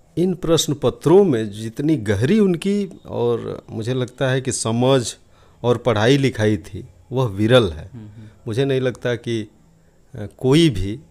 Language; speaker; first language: Hindi; native; Hindi